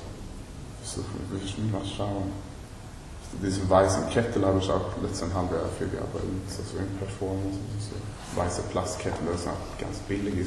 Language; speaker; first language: German; non-native, learner; Swedish